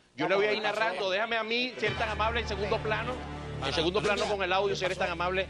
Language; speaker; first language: Spanish; native; Spanish